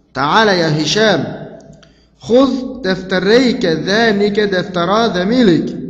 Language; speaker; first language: Arabic; non-native, fluent; Uzbek